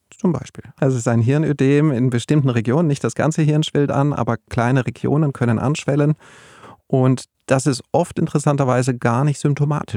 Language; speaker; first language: German; native; German